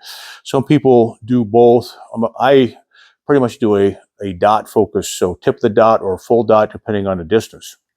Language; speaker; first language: English; native; English